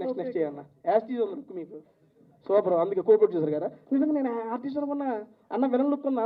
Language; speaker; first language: Telugu; native; Telugu